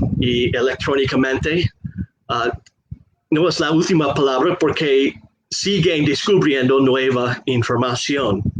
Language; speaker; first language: Spanish; non-native, fluent; English